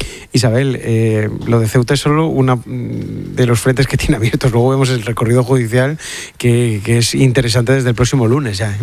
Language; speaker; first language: Spanish; native; Spanish